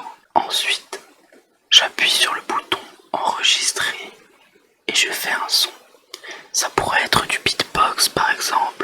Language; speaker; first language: French; native; French